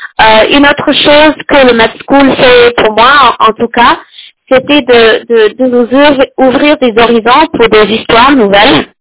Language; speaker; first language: French; non-native, fluent; English